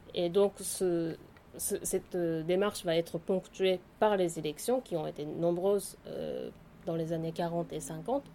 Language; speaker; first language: French; non-native, fluent; Japanese